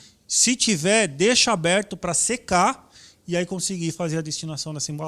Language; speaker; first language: Portuguese; native; Portuguese